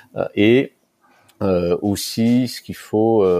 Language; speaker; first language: French; native; French